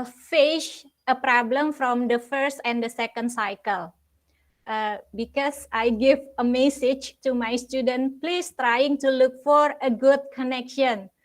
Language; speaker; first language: English; non-native, learner; Indonesian